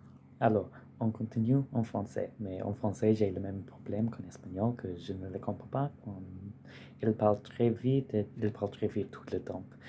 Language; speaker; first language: French; non-native, learner; English